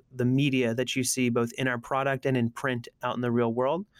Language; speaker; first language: English; native; English